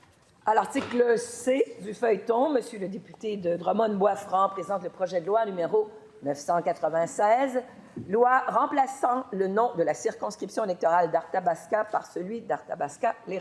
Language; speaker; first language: French; native; French